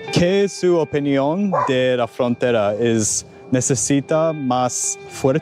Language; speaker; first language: Spanish; non-native, learner; English